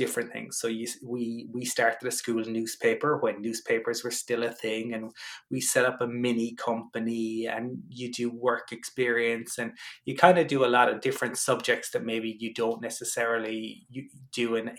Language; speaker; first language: English; native; English